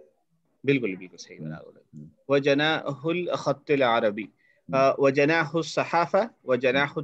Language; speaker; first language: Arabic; non-native, learner; Urdu